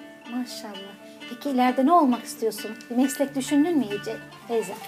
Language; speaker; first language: Turkish; native; Turkish